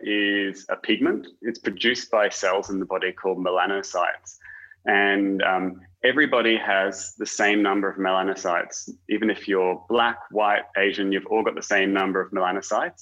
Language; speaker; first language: English; native; English